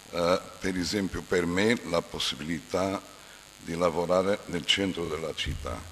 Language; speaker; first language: Italian; non-native, fluent; Portuguese